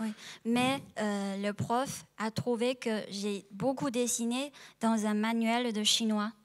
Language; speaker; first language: French; non-native, fluent; Chinese